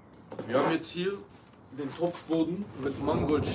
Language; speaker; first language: German; early bilingual, other home language; Kurdish